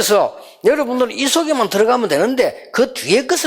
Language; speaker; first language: Korean; native; Korean